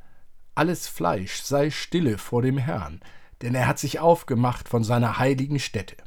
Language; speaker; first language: German; native; German